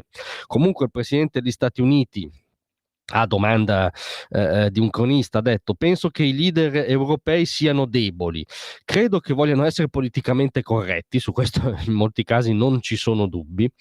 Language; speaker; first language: Italian; native; Italian